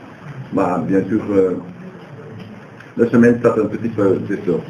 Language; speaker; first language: French; non-native, learner; Dutch